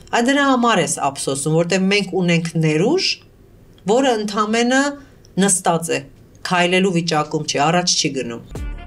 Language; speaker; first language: Armenian; early bilingual, heritage; Armenian